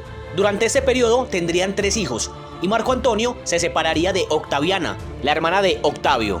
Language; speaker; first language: Spanish; native; Spanish